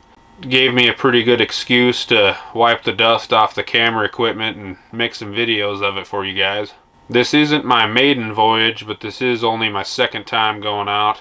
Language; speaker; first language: English; native; English